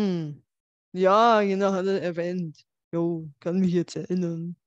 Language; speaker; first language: German; non-native, fluent; Bulgarian